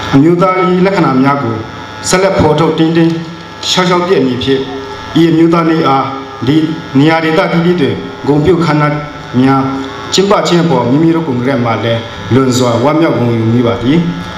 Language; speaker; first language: Burmese; non-native, local second language; Tedim Chin